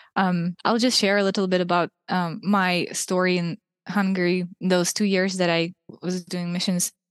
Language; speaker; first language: English; non-native, fluent; Russian